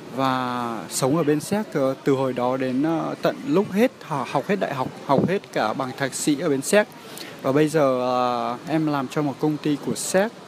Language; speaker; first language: Vietnamese; early bilingual, heritage; Vietnamese